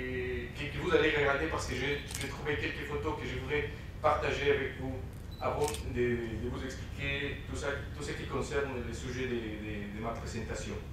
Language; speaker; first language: French; non-native, fluent; Spanish